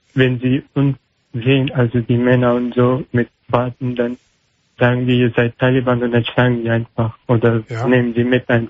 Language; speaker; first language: German; non-native, learner; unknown